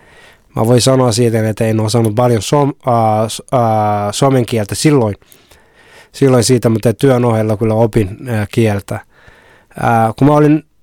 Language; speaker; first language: Finnish; non-native, fluent; Somali